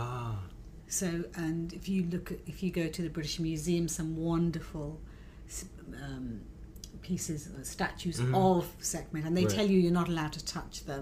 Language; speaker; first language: English; native; English